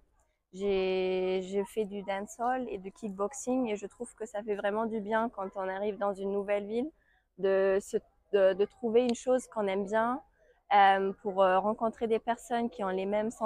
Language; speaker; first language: French; non-native, fluent; German